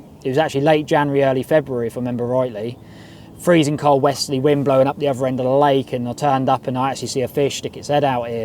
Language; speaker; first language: English; native; English